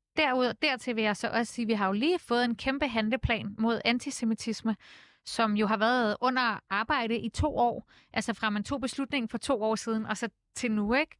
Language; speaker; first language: Danish; native; Danish